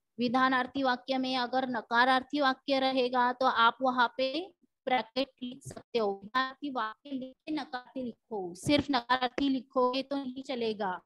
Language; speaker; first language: Hindi; non-native, local second language; Marathi